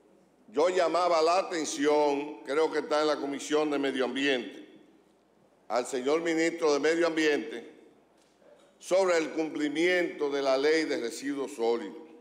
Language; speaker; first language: Spanish; native; Spanish